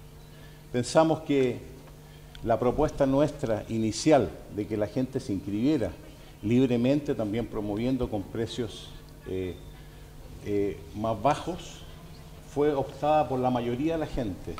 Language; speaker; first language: Spanish; native; Spanish